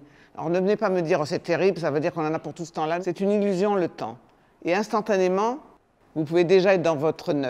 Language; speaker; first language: French; native; French